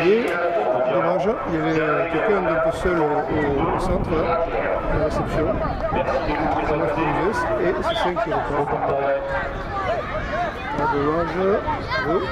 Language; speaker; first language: French; native; French